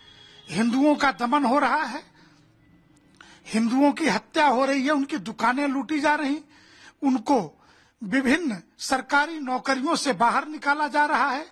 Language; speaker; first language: Hindi; native; Hindi